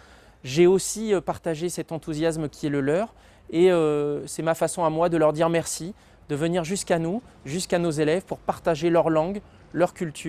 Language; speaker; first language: French; native; French